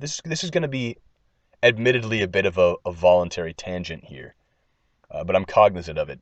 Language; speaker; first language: English; native; English